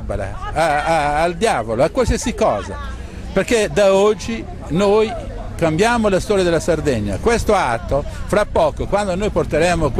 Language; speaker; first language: Italian; non-native, local second language; Sardinian